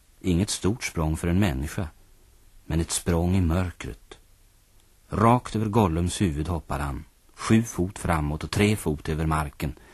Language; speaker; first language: Swedish; native; Swedish